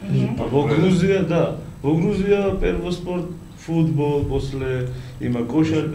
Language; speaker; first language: Macedonian; non-native, learner; Georgian